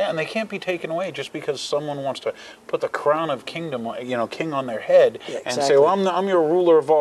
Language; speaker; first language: English; native; English